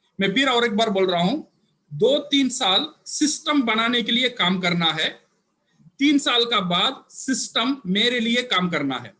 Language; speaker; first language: Hindi; non-native, local second language; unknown